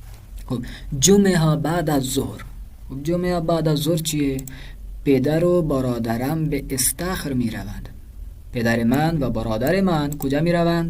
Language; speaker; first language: Persian; non-native, fluent; Urdu